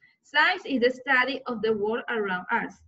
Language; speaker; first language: English; non-native, learner; Spanish